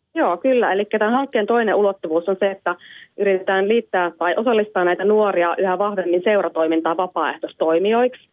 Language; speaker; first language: Finnish; native; Finnish